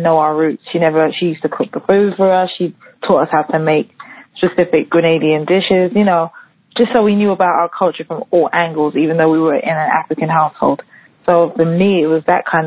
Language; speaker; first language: English; native; English